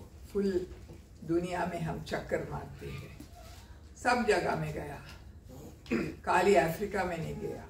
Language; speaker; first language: Hindi; non-native, local second language; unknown